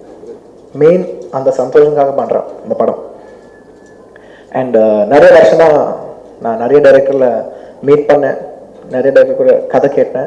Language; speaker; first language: Tamil; non-native, local second language; Telugu